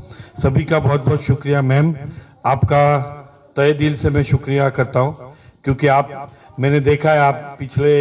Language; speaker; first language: Hindi; non-native, local second language; Gujarati